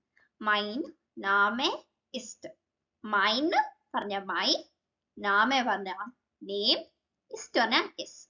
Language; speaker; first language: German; non-native, learner; Malayalam